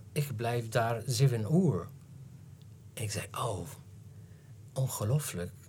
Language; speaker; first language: Dutch; non-native, learner; Arabic